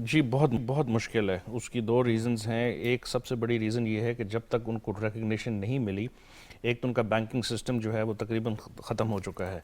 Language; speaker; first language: Urdu; native; Urdu